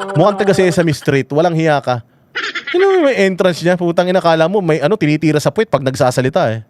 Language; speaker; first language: Filipino; native; Filipino